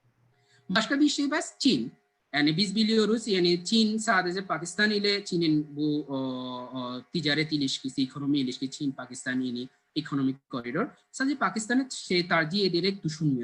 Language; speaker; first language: Turkish; non-native, learner; Bangla